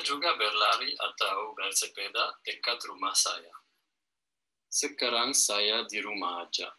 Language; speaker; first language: Indonesian; non-native, learner; German